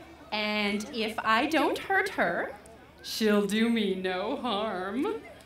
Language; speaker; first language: English; native; English